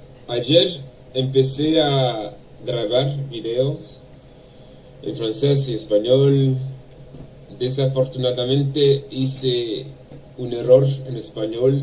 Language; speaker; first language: Spanish; non-native, learner; English